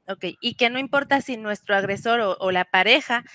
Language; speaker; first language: Spanish; native; Spanish